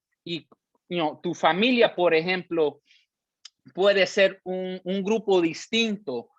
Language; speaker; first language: Spanish; early bilingual, heritage; Spanish